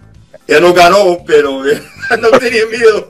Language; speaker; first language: Spanish; non-native, fluent; English